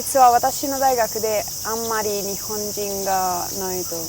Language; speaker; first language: Japanese; non-native, learner; Italian